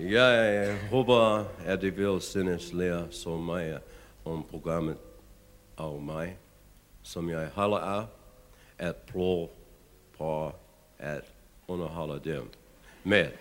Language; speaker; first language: Danish; non-native, learner; English